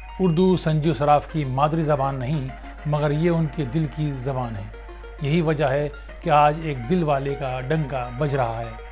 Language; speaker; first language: Urdu; native; Urdu